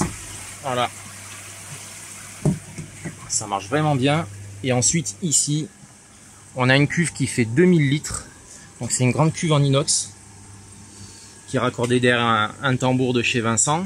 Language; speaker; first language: French; native; French